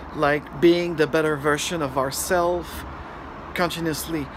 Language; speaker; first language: English; non-native, fluent; French